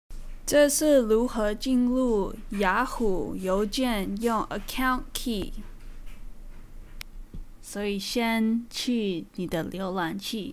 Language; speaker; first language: Chinese; early bilingual, heritage; Chinese